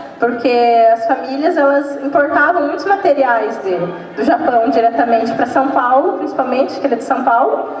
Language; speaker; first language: Portuguese; native; Portuguese